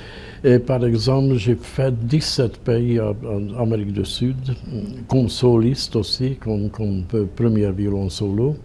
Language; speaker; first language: French; non-native, fluent; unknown